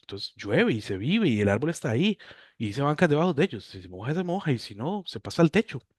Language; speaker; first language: Spanish; native; Spanish